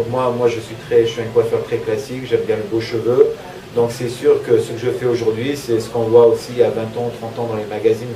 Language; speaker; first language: French; native; French